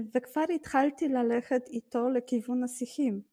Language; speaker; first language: Hebrew; non-native, fluent; Polish